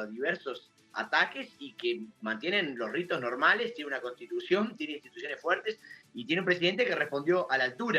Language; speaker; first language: Spanish; native; Spanish